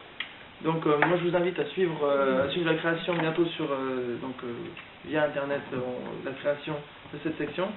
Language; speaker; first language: French; native; French